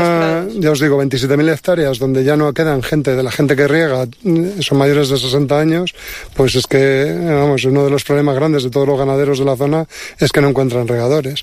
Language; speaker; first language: Spanish; native; Spanish